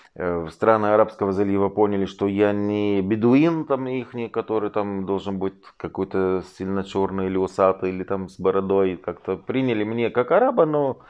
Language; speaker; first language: Russian; non-native, fluent; Arabic